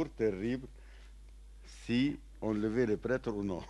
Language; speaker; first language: French; non-native, learner; Arabic